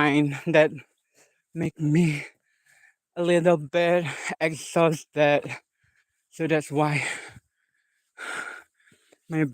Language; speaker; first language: English; non-native, learner; Indonesian